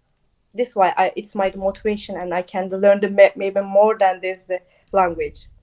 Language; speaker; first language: English; non-native, local second language; Turkish